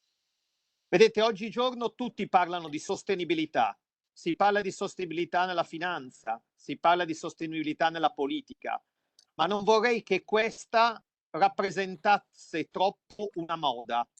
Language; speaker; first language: Italian; native; Italian